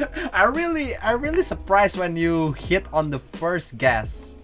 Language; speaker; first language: English; non-native, learner; Indonesian